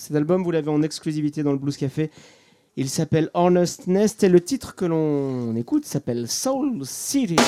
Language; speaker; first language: French; native; French